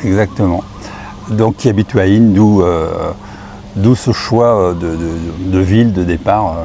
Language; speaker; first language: French; native; French